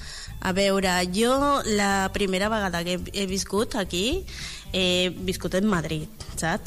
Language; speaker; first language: Catalan; non-native, learner; Spanish